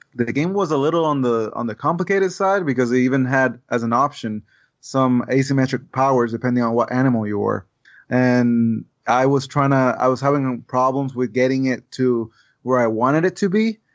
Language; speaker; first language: English; non-native, fluent; Spanish